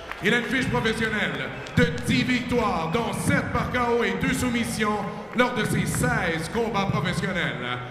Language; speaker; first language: French; native; French